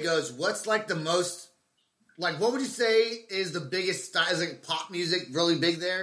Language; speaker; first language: English; native; English